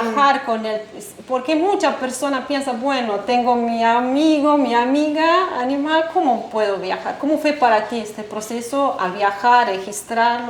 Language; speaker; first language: Spanish; non-native, fluent; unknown